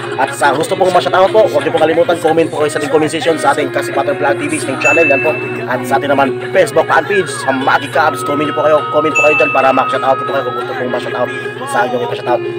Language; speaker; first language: Filipino; non-native, local second language; Cebuano